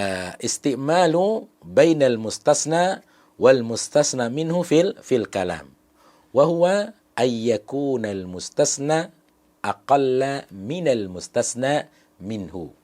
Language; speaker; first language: Arabic; non-native, fluent; Indonesian